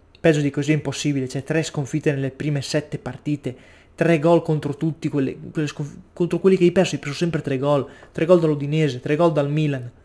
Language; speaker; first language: Italian; native; Italian